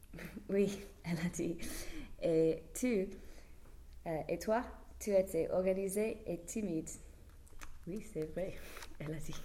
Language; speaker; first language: French; non-native, learner; English